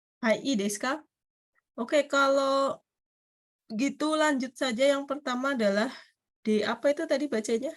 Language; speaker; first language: Indonesian; native; Indonesian